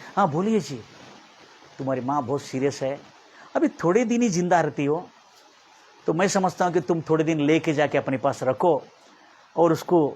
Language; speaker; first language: Hindi; non-native, local second language; Kannada